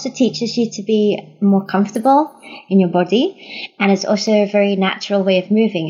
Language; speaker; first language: English; native; English